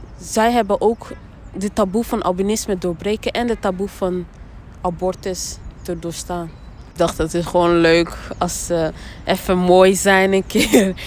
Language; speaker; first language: Dutch; early bilingual, other home language; Rundi